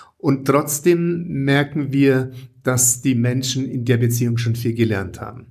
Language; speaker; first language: German; native; German